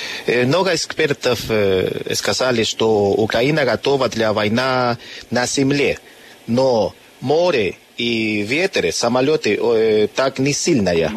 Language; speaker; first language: Russian; non-native, learner; Spanish